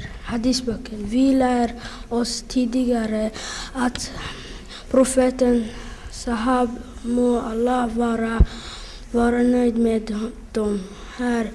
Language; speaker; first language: Swedish; early bilingual, other home language; Somali